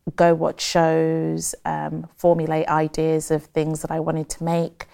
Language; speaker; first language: English; native; English